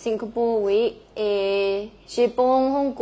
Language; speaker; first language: French; non-native, learner; Thai